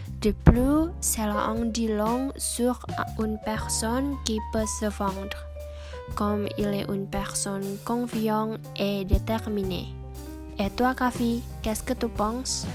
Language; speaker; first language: French; non-native, learner; Indonesian